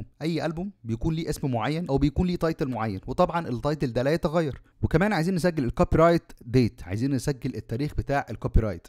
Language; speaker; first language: Arabic; native; Arabic